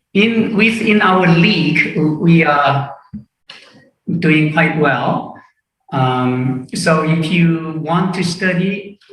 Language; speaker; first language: English; non-native, fluent; Korean